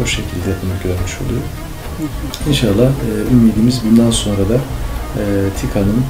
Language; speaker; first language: Turkish; native; Turkish